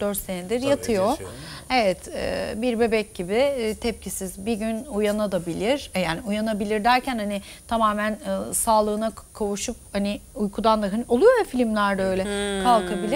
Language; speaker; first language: Turkish; native; Turkish